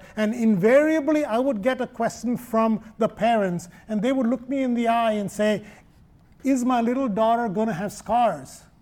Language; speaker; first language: English; non-native, local second language; Malayalam